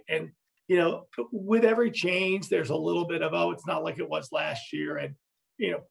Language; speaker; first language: English; native; English